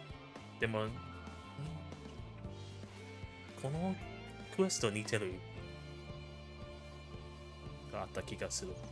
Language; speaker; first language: Japanese; non-native, learner; English